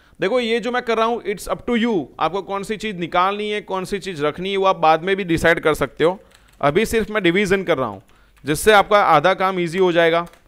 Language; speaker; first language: Hindi; non-native, local second language; Gujarati